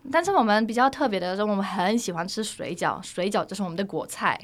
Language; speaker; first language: Chinese; non-native, fluent; Polish